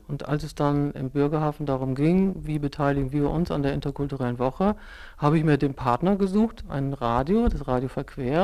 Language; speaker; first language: German; native; German